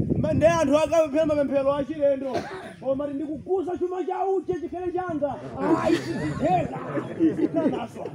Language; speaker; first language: Nyanja; non-native, local second language; Tumbuka